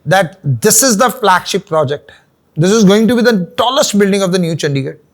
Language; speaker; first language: English; non-native, local second language; Punjabi